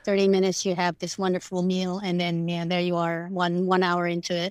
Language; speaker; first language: English; non-native, fluent; Indonesian